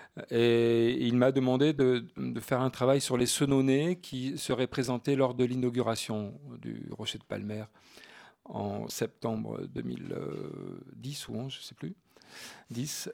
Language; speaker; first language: French; native; French